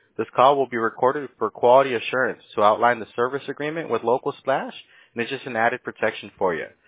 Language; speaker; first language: English; early bilingual, other home language; Spanish